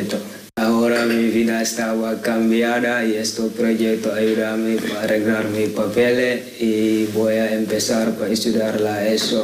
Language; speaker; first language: Spanish; non-native, learner; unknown